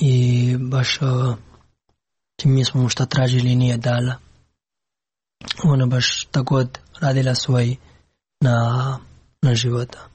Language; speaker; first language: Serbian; non-native, learner; Pashto